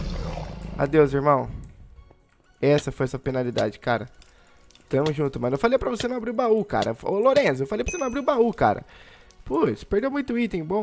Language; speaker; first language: Portuguese; native; Portuguese